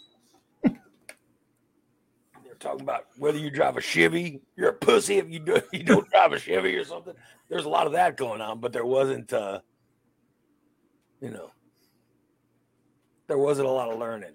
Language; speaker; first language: English; early bilingual, other home language; Spanish